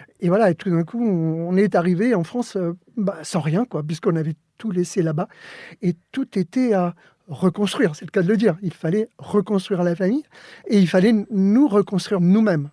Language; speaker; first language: French; early bilingual, other home language; Spanish